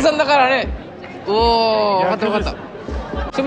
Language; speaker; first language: Japanese; non-native, learner; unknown